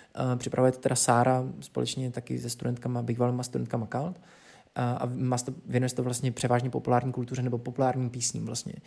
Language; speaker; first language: Czech; native; Czech